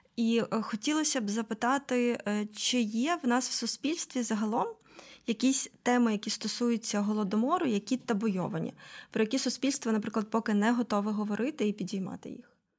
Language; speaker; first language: Ukrainian; native; Ukrainian